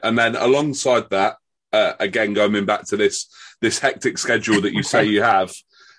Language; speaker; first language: English; native; English